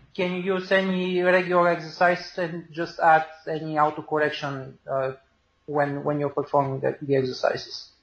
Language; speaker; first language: English; non-native, fluent; Bulgarian